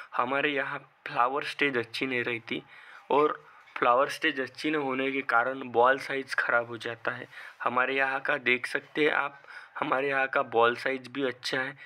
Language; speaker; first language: Hindi; non-native, local second language; Marathi